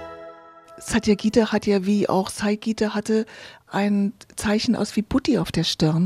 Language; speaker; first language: German; native; German